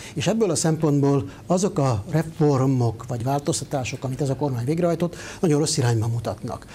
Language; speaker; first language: Hungarian; native; Hungarian